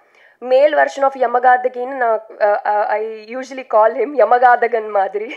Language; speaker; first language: Tamil; non-native, learner; Telugu